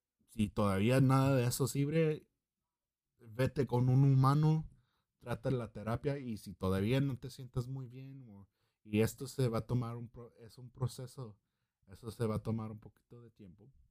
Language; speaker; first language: Spanish; early bilingual, heritage; Spanish